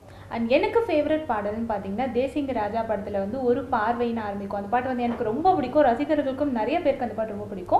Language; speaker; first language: Tamil; native; Tamil